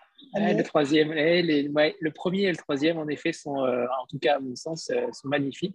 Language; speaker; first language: French; native; French